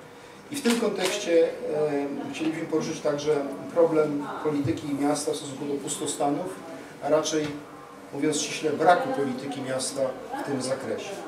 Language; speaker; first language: Polish; native; Polish